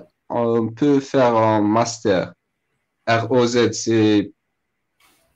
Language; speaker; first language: French; non-native, local second language; Arabic